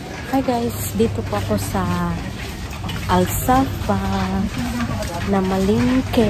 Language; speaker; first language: Filipino; native; Filipino